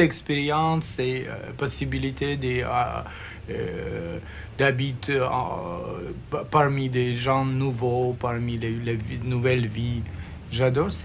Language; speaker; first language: French; non-native, learner; Russian